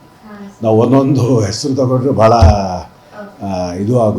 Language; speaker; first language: Kannada; non-native, local second language; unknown